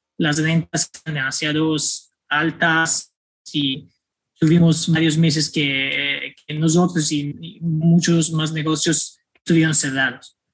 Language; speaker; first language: Spanish; non-native, fluent; Italian